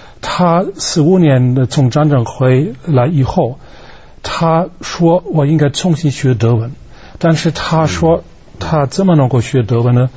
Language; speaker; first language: Chinese; non-native, fluent; German